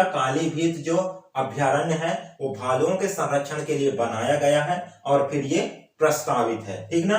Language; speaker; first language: Hindi; native; Hindi